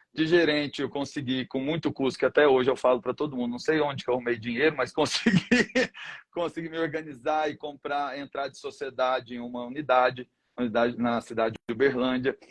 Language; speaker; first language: Portuguese; native; Portuguese